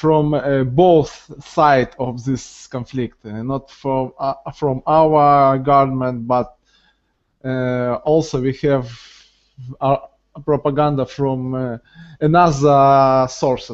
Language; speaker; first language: English; non-native, learner; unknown